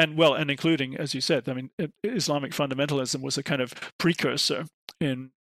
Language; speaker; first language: English; native; English